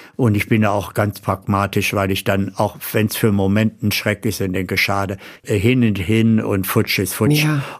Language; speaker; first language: German; native; German